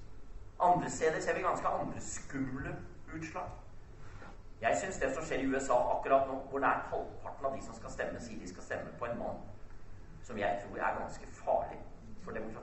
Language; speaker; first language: Norwegian; native; Norwegian